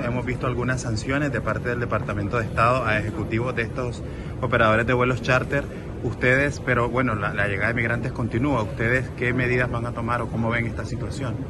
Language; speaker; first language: Spanish; native; Spanish